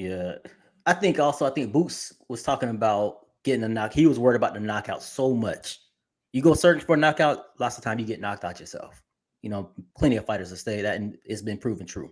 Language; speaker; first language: English; native; English